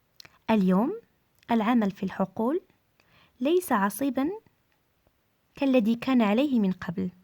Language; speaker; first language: Arabic; native; Arabic